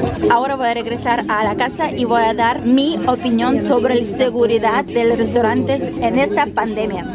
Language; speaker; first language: Spanish; non-native, fluent; Ukrainian